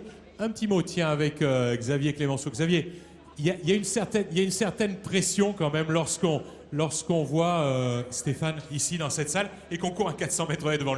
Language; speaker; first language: French; native; French